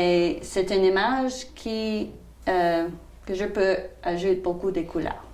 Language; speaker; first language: French; non-native, local second language; English